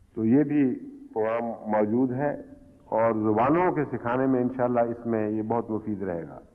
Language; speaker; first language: Urdu; native; Urdu